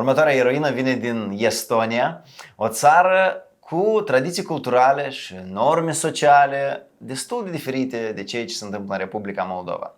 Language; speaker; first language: Romanian; native; Romanian